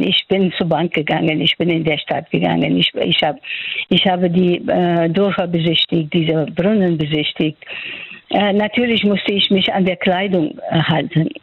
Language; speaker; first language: German; non-native, fluent; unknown